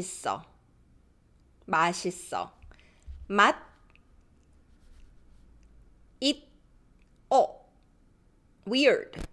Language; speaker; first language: Korean; non-native, fluent; English